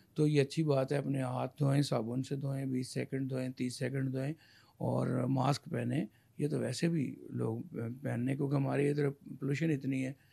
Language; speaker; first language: Urdu; non-native, local second language; Punjabi